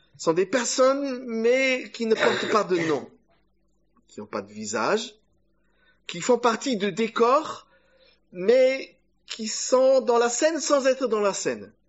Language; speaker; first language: French; non-native, fluent; German